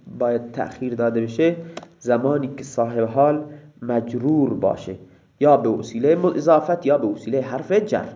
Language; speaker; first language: Persian; non-native, local second language; Baluchi